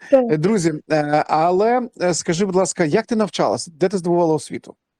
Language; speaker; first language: Ukrainian; native; Ukrainian